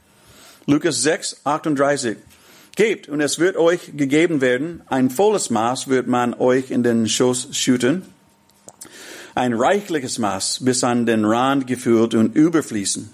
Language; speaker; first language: German; non-native, fluent; English